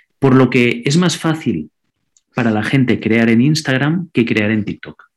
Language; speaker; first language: Spanish; non-native, local second language; Catalan